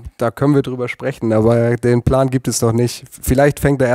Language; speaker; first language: German; native; German